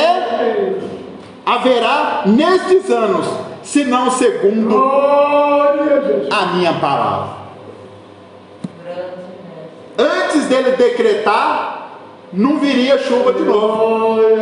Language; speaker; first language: Portuguese; native; Portuguese